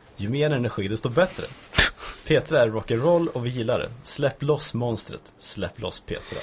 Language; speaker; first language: Swedish; native; Swedish